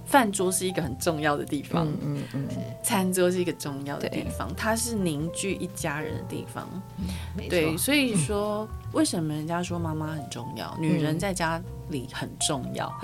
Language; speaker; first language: Chinese; native; Chinese